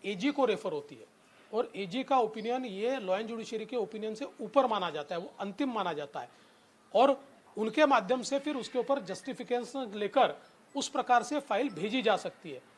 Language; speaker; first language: Hindi; non-native, local second language; Marathi